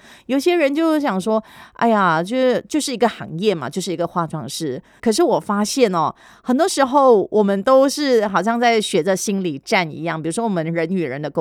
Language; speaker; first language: Chinese; native; Chinese